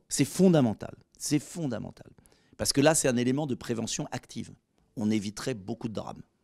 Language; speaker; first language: French; native; French